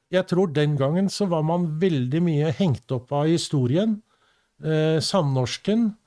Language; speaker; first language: Norwegian; native; Norwegian